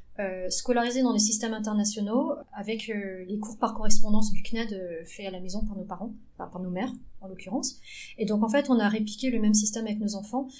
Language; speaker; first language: French; early bilingual, other home language; Vietnamese